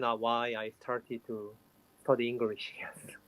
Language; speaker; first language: English; non-native, learner; Korean